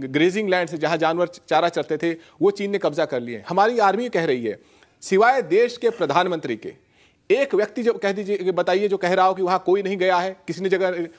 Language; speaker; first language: Hindi; native; Hindi